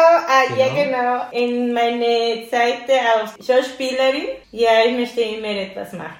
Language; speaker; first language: German; non-native, learner; Spanish